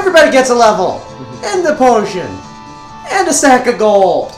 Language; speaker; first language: English; native; English